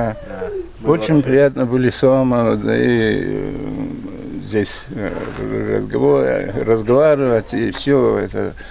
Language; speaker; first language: Russian; non-native, local second language; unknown